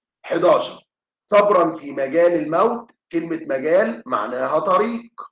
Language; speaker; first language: Arabic; native; Arabic